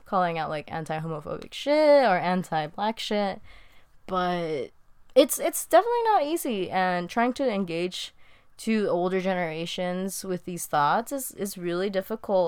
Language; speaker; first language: English; early bilingual, other home language; Spanish